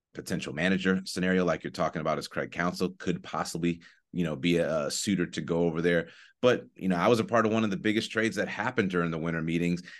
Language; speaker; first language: English; native; English